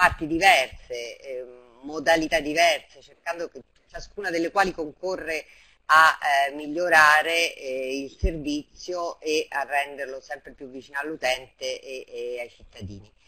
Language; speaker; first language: Italian; native; Italian